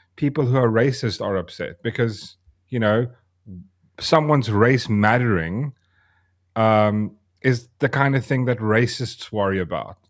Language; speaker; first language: English; native; English